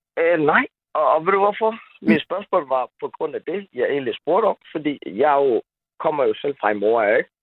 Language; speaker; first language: Danish; early bilingual, other home language; Somali